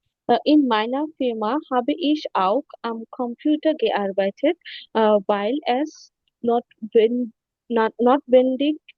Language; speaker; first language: German; non-native, learner; Bangla